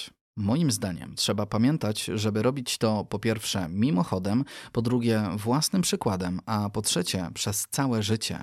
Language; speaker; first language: Polish; native; Polish